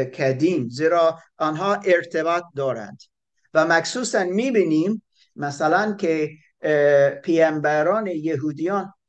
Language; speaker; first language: Persian; non-native, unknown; English